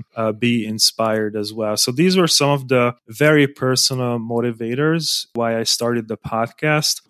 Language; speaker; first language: English; non-native, fluent; Hungarian